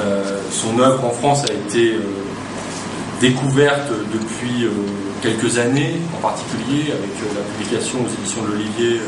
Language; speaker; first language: French; native; French